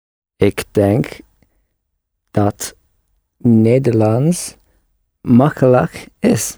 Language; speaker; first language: Dutch; non-native, learner; English